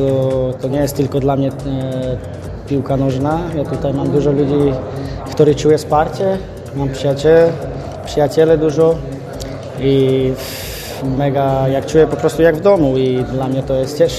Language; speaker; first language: Polish; non-native, fluent; Armenian